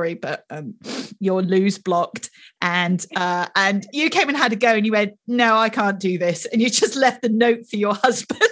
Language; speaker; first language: English; native; English